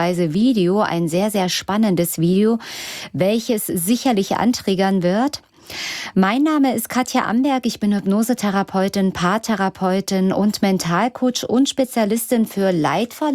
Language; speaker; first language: German; native; German